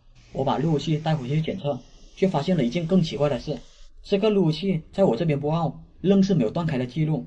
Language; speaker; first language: Chinese; native; Chinese